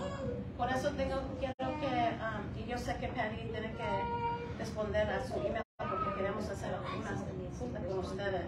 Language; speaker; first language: Spanish; early bilingual, heritage; Spanish